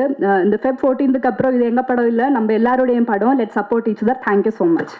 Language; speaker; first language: Tamil; non-native, fluent; Malayalam